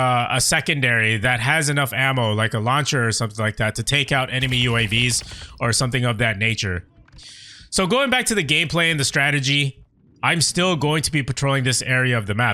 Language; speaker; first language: English; native; English